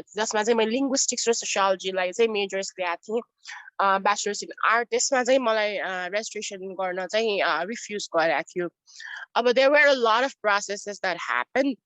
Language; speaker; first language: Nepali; non-native, local second language; Newari